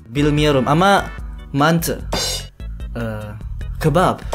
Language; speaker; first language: Turkish; non-native, learner; Indonesian